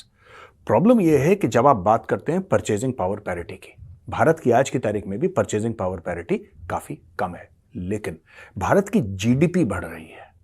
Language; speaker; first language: Hindi; native; Hindi